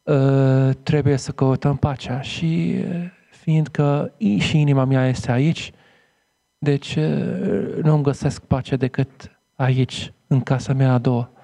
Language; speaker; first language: Romanian; non-native, fluent; Arabic